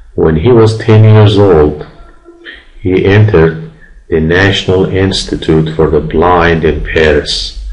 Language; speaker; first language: English; non-native, fluent; Persian